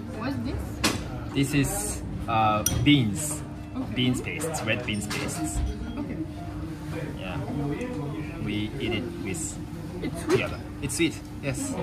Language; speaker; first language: English; non-native, fluent; Japanese